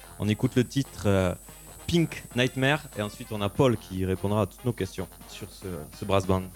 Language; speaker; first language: French; native; French